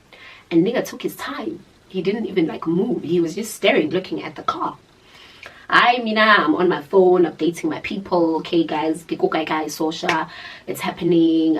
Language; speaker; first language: English; non-native, local second language; Zulu